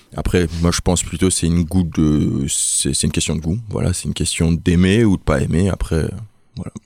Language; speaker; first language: French; early bilingual, heritage; French